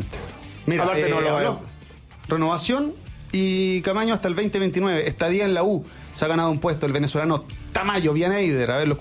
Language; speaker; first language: Spanish; native; Spanish